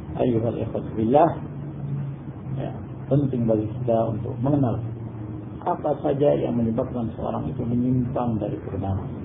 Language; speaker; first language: Indonesian; native; Indonesian